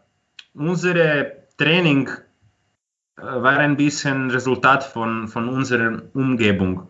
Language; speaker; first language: German; non-native, fluent; Croatian